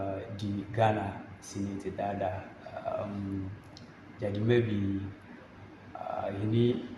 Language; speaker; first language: Indonesian; non-native, learner; English